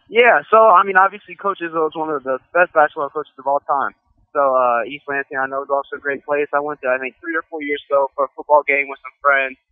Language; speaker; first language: English; native; English